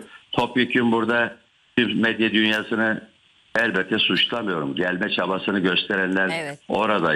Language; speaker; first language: Turkish; native; Turkish